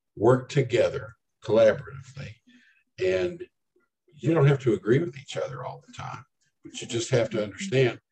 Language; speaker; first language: English; native; English